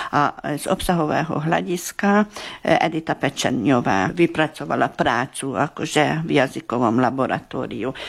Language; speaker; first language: Slovak; early bilingual, heritage; Slovak